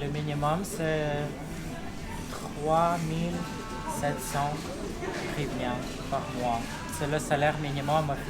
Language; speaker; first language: French; non-native, fluent; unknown